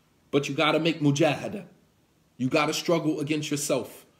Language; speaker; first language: English; native; English